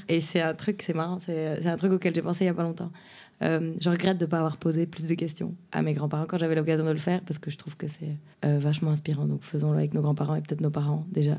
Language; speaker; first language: French; native; French